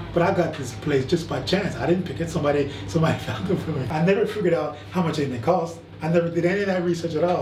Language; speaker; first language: English; native; English